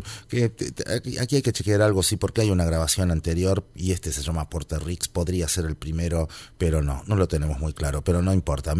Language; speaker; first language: Spanish; native; Spanish